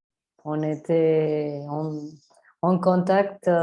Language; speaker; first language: French; non-native, learner; Spanish